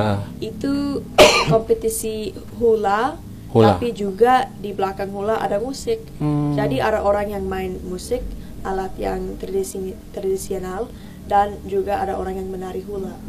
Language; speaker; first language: Indonesian; early bilingual, heritage; English